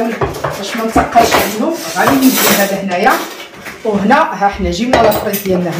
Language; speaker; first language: Arabic; native; Arabic